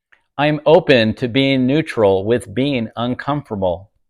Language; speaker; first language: English; native; English